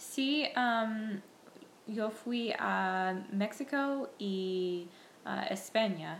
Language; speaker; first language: Spanish; non-native, learner; English